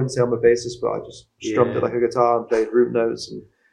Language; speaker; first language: English; native; English